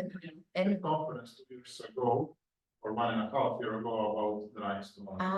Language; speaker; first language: English; non-native, fluent; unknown